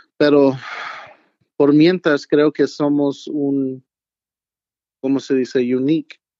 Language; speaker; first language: Spanish; early bilingual, heritage; English